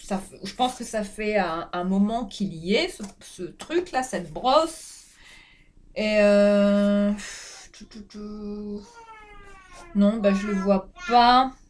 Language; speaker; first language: French; native; French